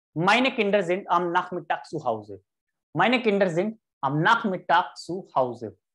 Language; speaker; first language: German; non-native, fluent; Hindi